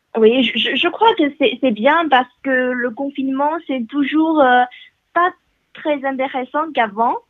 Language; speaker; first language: French; non-native, learner; Chinese